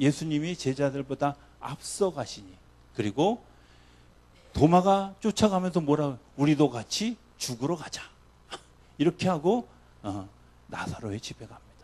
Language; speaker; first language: Korean; native; Korean